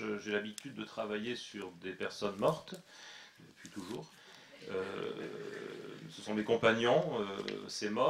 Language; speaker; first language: French; native; French